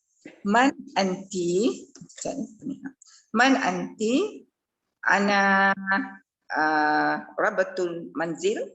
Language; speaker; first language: Arabic; non-native, learner; Malay